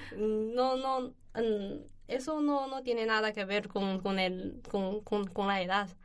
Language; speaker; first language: Spanish; non-native, learner; Chinese